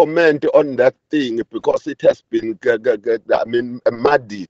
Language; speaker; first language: English; non-native, local second language; Zulu